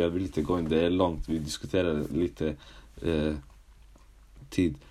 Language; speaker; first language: Swedish; early bilingual, other home language; Somali